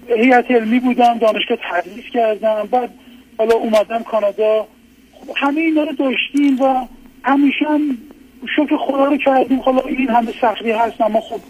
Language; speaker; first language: Persian; non-native, local second language; Azerbaijani